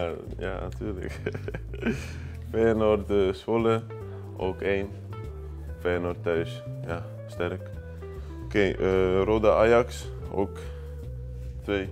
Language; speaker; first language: Dutch; non-native, learner; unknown